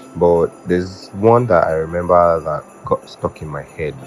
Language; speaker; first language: English; non-native, local second language; Yoruba